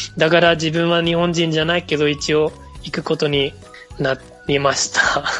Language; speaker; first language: Japanese; non-native, fluent; Spanish